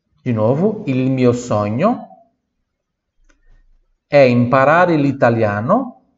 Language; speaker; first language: Italian; non-native, fluent; Portuguese